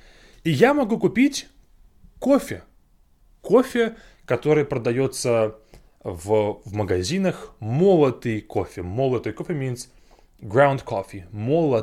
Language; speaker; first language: Russian; non-native, fluent; English